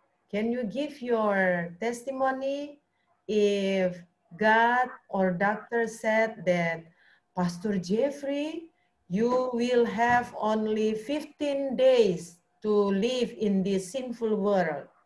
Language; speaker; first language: English; non-native, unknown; Indonesian